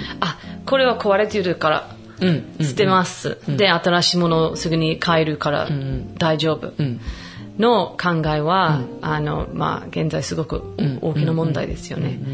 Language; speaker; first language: Japanese; non-native, fluent; English